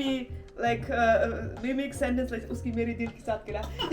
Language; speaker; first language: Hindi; non-native, learner; German